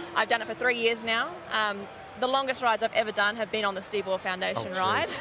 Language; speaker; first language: English; native; English